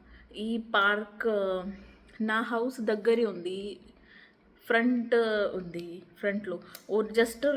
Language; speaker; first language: Telugu; non-native, learner; Marathi